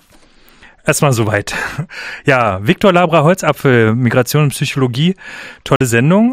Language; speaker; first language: German; native; German